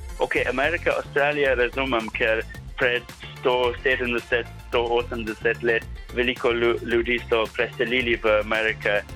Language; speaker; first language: Slovenian; non-native, learner; English